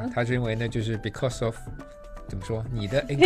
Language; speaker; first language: Chinese; native; Chinese